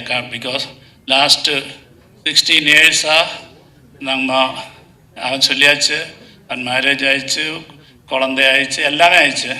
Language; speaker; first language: Tamil; non-native, learner; Malayalam